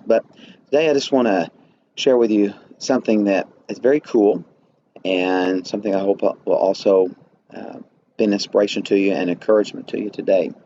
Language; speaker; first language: English; native; English